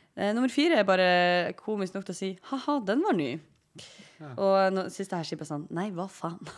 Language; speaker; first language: Norwegian; native; Norwegian